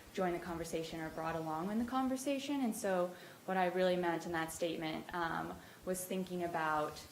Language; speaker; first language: English; native; English